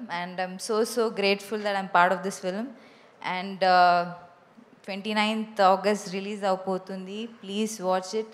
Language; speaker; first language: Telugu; non-native, learner; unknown